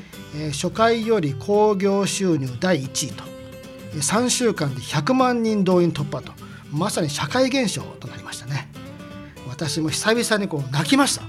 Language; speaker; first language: Japanese; native; Japanese